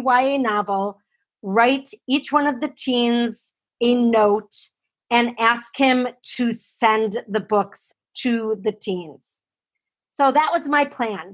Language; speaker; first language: English; native; English